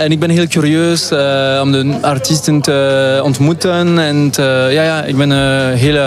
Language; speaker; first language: Dutch; non-native, local second language; French